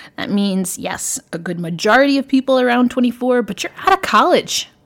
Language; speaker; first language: English; native; English